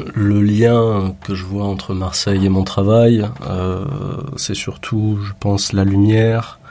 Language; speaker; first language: French; native; French